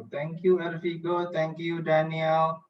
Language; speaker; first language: English; non-native, fluent; Indonesian